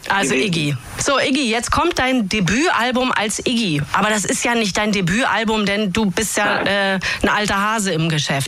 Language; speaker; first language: German; native; German